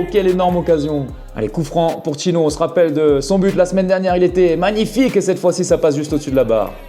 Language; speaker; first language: French; native; French